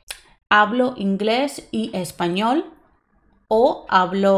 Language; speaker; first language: Spanish; non-native, fluent; English